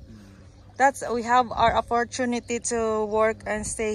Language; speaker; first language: English; non-native, local second language; Cebuano